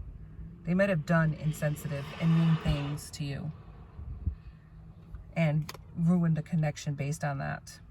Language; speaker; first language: English; native; English